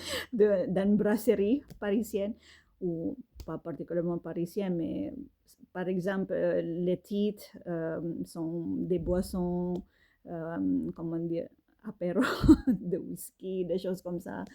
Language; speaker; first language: French; non-native, learner; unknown